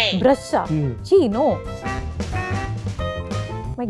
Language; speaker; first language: Tamil; non-native, local second language; Kannada